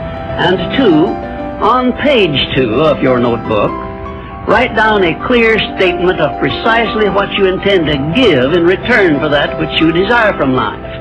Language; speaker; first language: English; native; English